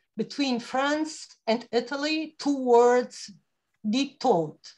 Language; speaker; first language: English; non-native, fluent; Italian